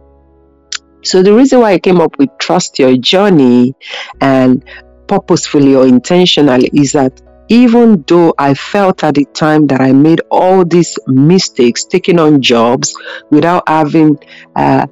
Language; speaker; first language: English; non-native, local second language; Yoruba